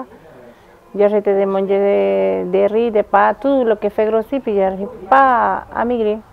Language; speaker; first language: French; non-native, learner; Spanish